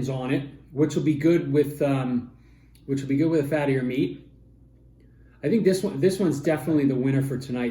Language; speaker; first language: English; native; English